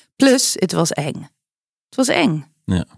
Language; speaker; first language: Dutch; non-native, fluent; English